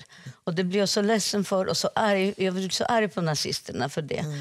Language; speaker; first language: Swedish; non-native, fluent; Polish